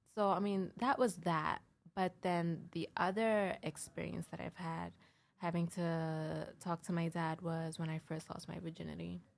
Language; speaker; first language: English; early bilingual, heritage; English